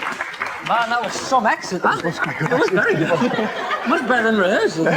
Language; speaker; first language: English; native; English